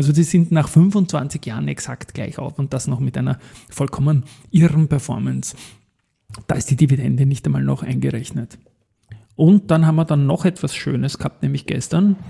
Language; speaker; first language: German; native; German